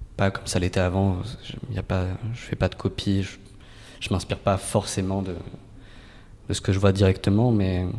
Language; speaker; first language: French; native; French